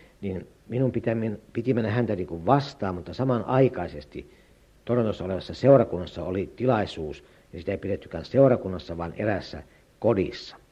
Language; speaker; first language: Finnish; native; Finnish